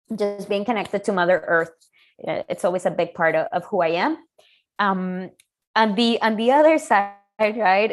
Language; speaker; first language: English; non-native, fluent; Spanish